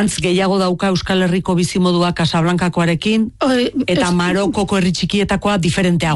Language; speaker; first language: Basque; native; Basque